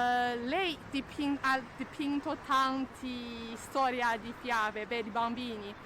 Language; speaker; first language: Italian; non-native, learner; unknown